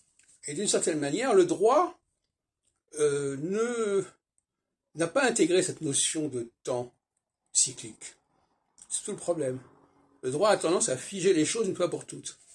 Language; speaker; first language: French; native; French